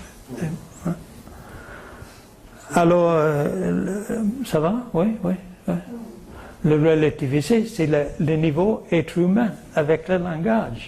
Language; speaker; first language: French; non-native, fluent; English